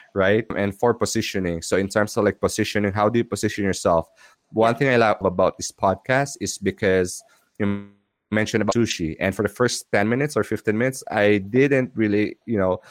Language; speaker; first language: English; non-native, local second language; Filipino